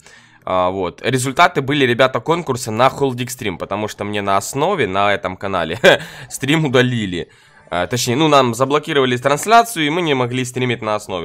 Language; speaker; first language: Russian; native; Russian